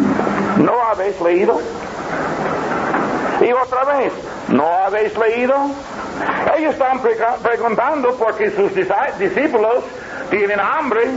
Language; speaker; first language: Spanish; non-native, learner; English